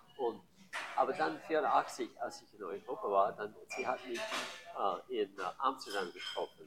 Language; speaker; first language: German; non-native, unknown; English